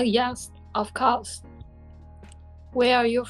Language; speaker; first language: English; non-native, learner; Chinese